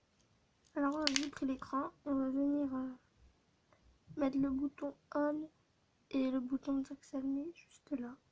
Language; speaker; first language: French; native; French